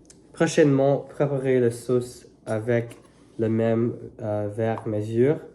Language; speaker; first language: French; non-native, learner; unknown